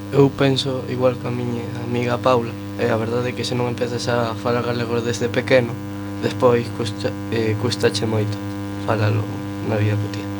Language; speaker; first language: Galician; non-native, local second language; Spanish